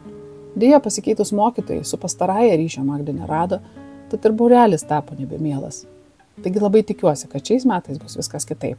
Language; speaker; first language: Lithuanian; native; Lithuanian